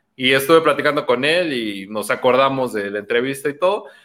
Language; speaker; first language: Spanish; native; Spanish